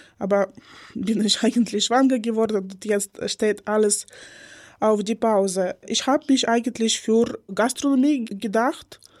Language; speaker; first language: German; non-native, learner; Ukrainian